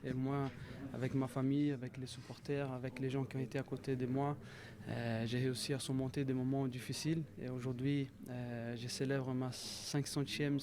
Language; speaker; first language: French; non-native, fluent; Portuguese